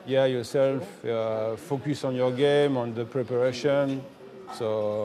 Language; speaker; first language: English; non-native, fluent; French